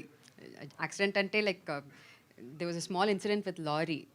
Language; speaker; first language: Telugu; non-native, fluent; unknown